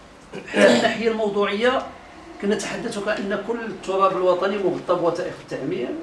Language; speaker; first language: Arabic; native; Arabic